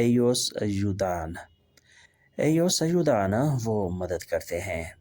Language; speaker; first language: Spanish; non-native, learner; Urdu